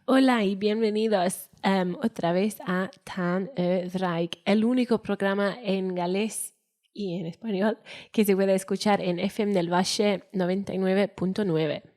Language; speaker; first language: Spanish; non-native, fluent; Welsh